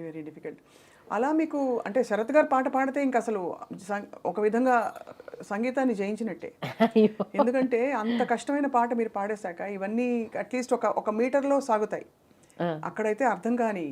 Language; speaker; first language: Telugu; native; Telugu